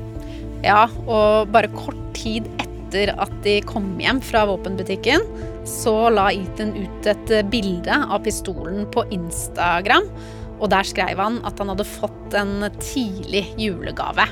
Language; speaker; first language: Norwegian; native; Norwegian